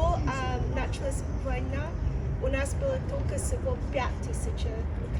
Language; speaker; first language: Russian; non-native, learner; English